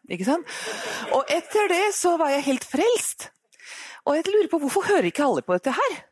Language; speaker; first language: Norwegian; non-native, fluent; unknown